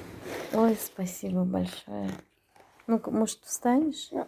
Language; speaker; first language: Russian; non-native, local second language; Tajik